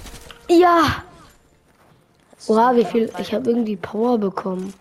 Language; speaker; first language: German; native; German